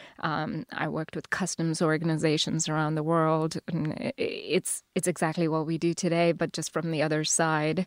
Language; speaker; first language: English; non-native, local second language; Telugu